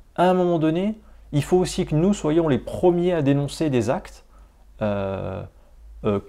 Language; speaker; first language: French; native; French